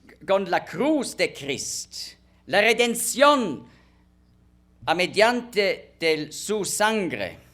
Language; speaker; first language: Spanish; non-native, fluent; German